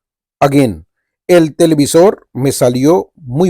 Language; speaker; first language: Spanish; non-native, fluent; Urdu